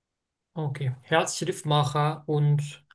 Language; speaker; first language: German; non-native, learner; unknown